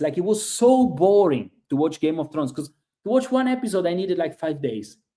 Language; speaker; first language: English; non-native, fluent; Italian